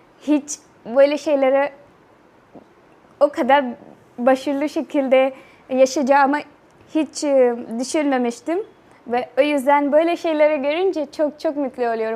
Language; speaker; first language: Turkish; non-native, learner; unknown